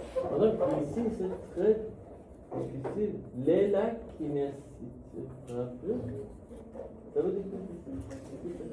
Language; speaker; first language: French; non-native, learner; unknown